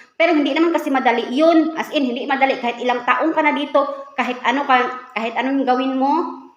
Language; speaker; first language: Filipino; native; Filipino